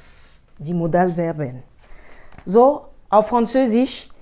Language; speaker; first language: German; non-native, fluent; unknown